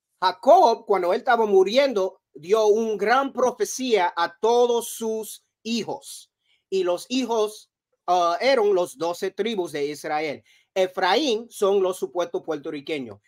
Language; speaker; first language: Spanish; early bilingual, heritage; Spanish